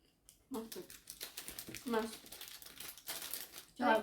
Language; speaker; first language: Korean; non-native, fluent; Japanese